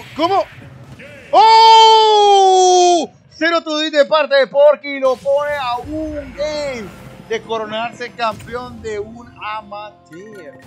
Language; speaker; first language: Spanish; native; Spanish